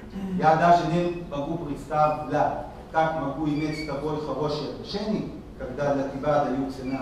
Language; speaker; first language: Russian; non-native, learner; Hebrew